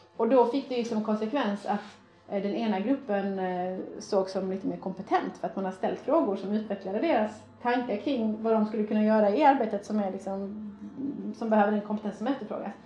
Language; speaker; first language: Swedish; early bilingual, other home language; Persian